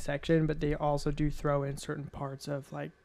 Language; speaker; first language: English; native; English